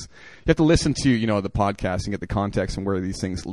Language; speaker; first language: English; native; English